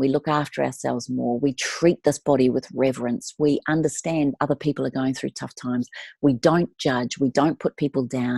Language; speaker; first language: English; native; English